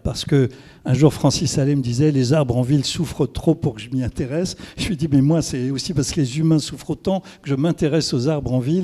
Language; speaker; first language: French; native; French